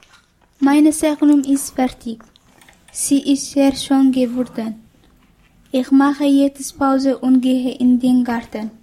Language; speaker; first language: German; non-native, learner; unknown